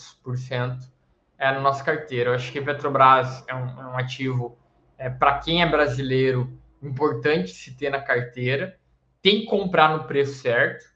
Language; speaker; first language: Portuguese; native; Portuguese